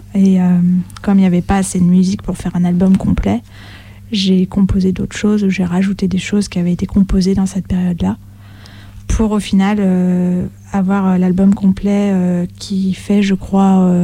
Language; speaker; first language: French; native; French